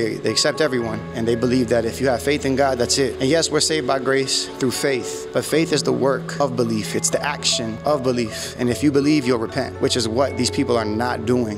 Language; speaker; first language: English; native; English